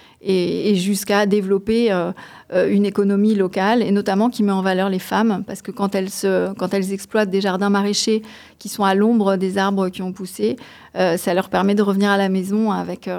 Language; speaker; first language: French; native; French